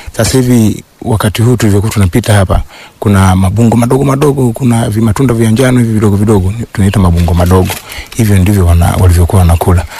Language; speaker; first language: Swahili; native; Swahili